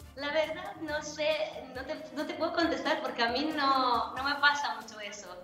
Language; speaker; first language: Spanish; non-native, fluent; Italian